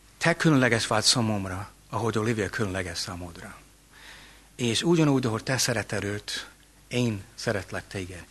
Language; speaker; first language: Hungarian; non-native, fluent; English